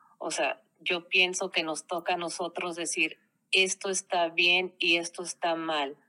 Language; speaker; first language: Spanish; early bilingual, heritage; Spanish